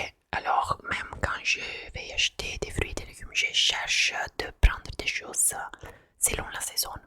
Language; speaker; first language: French; non-native, fluent; Italian